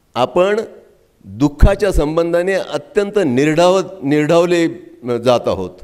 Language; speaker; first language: Marathi; native; Marathi